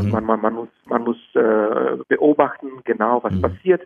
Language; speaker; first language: German; non-native, fluent; Czech